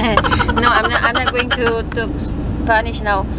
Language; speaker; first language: English; non-native, local second language; Cebuano